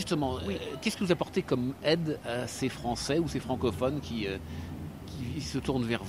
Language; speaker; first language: French; native; French